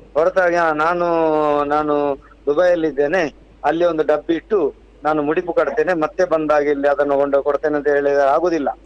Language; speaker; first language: Kannada; non-native, local second language; Tulu